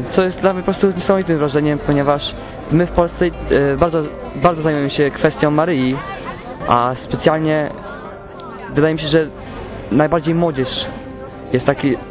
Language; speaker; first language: Polish; native; Polish